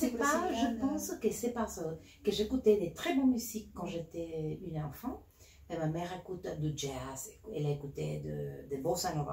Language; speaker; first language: French; non-native, learner; Spanish